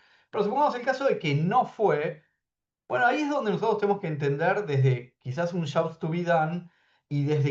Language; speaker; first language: Spanish; native; Spanish